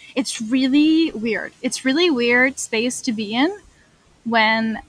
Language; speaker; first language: English; non-native, fluent; French